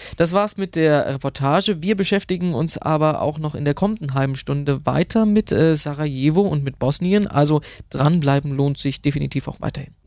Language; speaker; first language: German; native; German